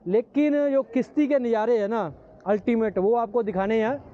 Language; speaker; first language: Hindi; non-native, local second language; Punjabi